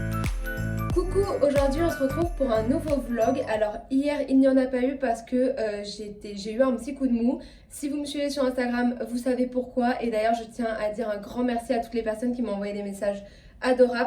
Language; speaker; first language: French; native; French